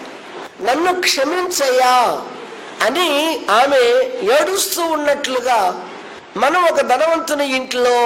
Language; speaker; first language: Telugu; native; Telugu